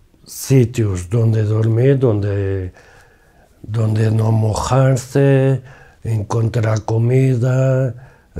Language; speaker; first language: Spanish; non-native, fluent; Portuguese